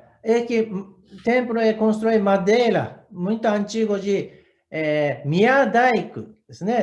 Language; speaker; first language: Portuguese; non-native, learner; Japanese